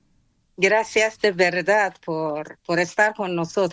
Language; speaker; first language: Spanish; non-native, fluent; Persian